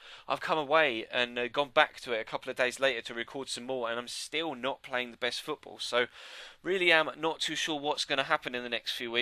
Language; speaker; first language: English; native; English